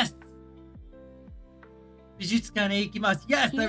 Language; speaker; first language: Japanese; non-native, learner; English